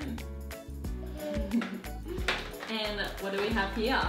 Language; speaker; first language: English; native; English